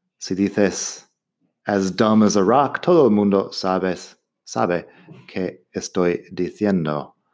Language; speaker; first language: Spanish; non-native, fluent; English